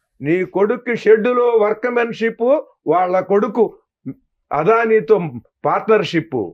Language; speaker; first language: Telugu; native; Telugu